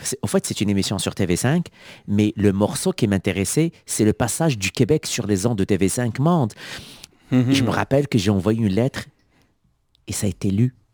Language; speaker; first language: French; non-native, local second language; Arabic